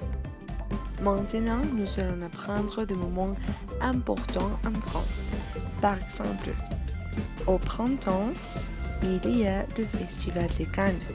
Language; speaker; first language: French; non-native, fluent; Spanish